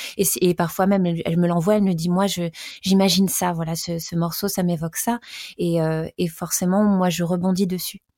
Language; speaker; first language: French; native; French